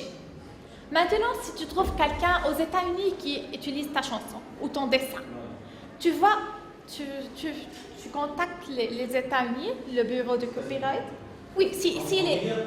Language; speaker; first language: French; non-native, fluent; English